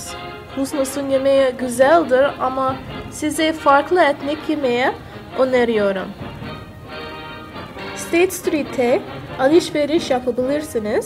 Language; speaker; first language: Turkish; non-native, learner; English